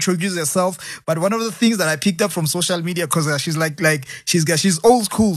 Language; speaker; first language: English; non-native, local second language; Zulu